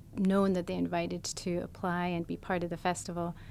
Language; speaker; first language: English; non-native, fluent; German